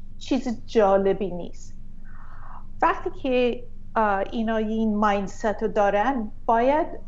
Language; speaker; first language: Persian; early bilingual, heritage; Persian